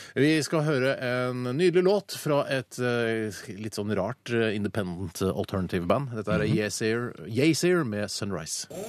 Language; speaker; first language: Norwegian; native; Norwegian